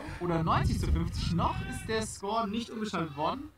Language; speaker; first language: German; native; German